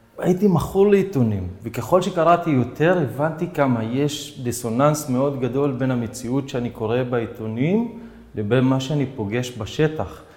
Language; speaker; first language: Hebrew; native; Hebrew